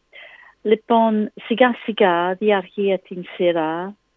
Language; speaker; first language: Greek; non-native, learner; English